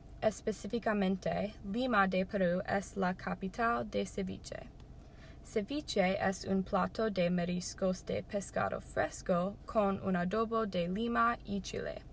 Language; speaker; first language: Spanish; non-native, learner; English